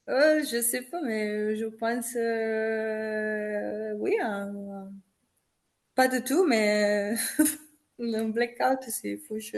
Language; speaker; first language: French; non-native, fluent; Italian